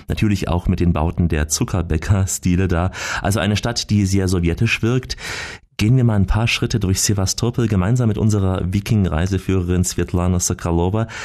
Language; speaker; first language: German; native; German